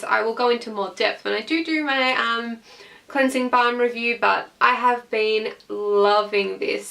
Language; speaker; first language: English; native; English